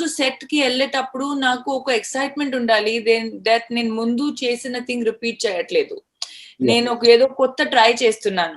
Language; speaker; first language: Telugu; non-native, fluent; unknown